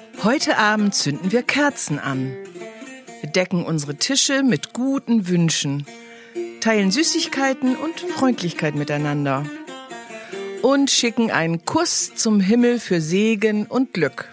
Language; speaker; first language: German; native; German